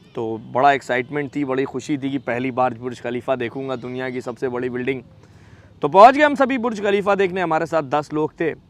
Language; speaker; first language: Hindi; native; Hindi